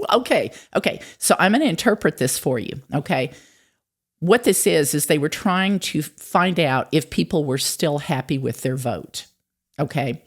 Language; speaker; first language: English; native; English